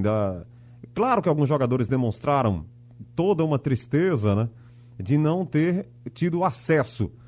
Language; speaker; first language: Portuguese; native; Portuguese